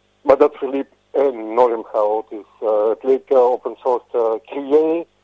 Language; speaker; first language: Dutch; native; Dutch